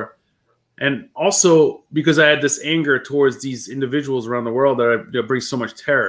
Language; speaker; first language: English; early bilingual, other home language; French